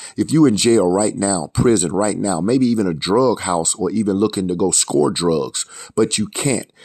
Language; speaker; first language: English; native; English